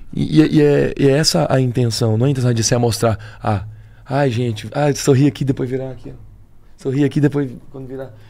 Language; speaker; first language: Portuguese; native; Portuguese